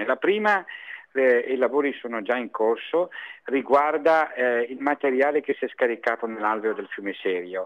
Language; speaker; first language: Italian; native; Italian